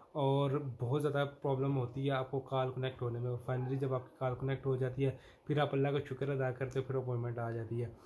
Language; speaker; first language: Urdu; non-native, local second language; Punjabi